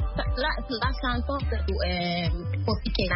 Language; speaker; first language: French; non-native, learner; Akan